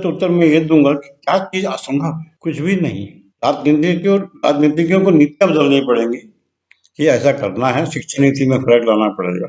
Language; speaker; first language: Hindi; non-native, local second language; Telugu